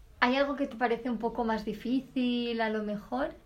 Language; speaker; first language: Spanish; native; Spanish